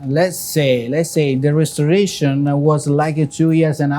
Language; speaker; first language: English; non-native, fluent; Italian